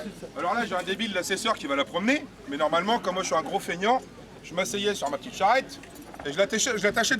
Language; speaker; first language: French; native; French